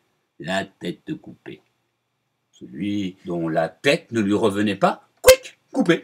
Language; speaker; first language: French; native; French